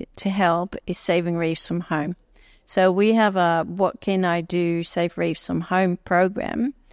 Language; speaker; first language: English; non-native, fluent; Dutch